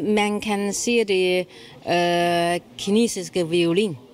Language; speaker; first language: Danish; non-native, learner; Chinese